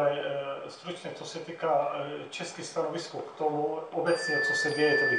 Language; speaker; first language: Czech; non-native, fluent; Arabic